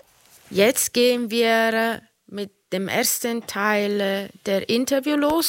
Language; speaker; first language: German; non-native, learner; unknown